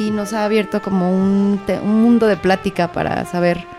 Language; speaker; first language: Spanish; native; Spanish